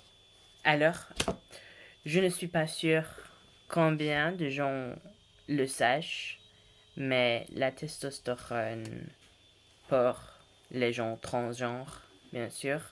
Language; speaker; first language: French; non-native, learner; English